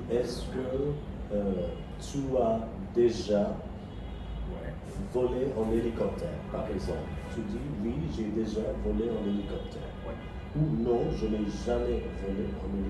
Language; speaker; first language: French; non-native, fluent; Bangla